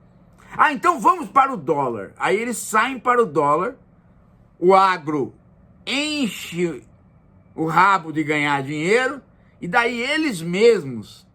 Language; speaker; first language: Portuguese; native; Portuguese